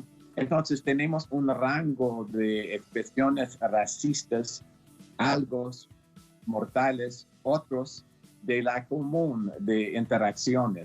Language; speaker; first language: Spanish; non-native, fluent; English